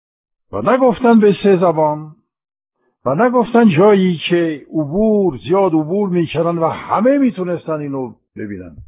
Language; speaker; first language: Persian; non-native, fluent; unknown